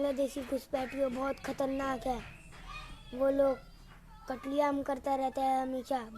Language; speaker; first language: Hindi; non-native, local second language; Kok Borok